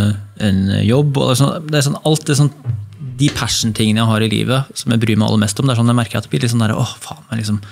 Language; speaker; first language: Norwegian; native; Norwegian